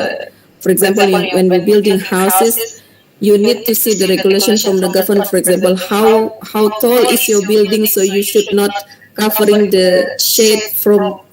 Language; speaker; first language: English; non-native, fluent; Indonesian